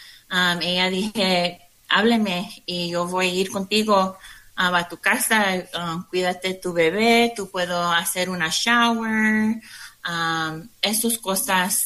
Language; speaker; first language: Spanish; non-native, learner; English